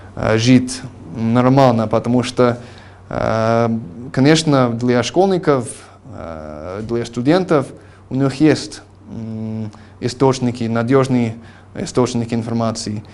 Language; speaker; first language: Russian; non-native, fluent; English